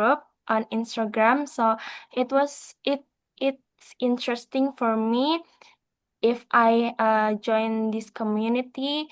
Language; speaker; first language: English; non-native, learner; Indonesian